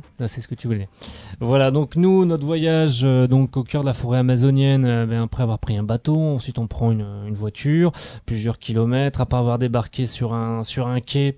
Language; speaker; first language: French; native; French